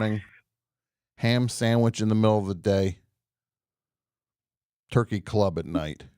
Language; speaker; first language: English; native; English